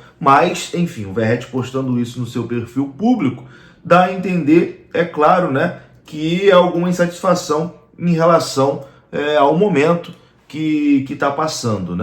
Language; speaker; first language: Portuguese; native; Portuguese